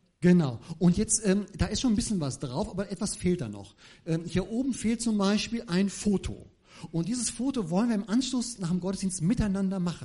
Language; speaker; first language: German; native; German